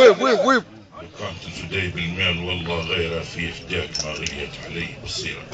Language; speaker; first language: Arabic; native; Arabic